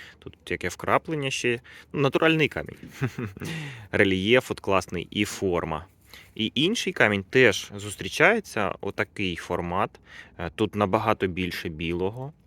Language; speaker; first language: Ukrainian; non-native, local second language; Russian